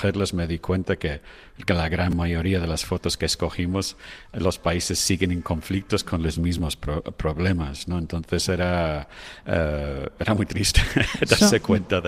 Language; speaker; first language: Spanish; non-native, fluent; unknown